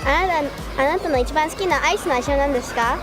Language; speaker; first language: Japanese; non-native, learner; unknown